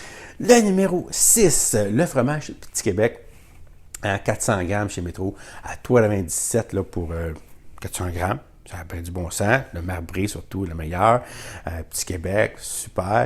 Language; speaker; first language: French; native; French